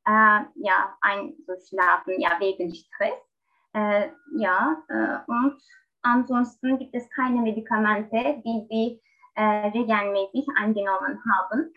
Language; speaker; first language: German; non-native, learner; Turkish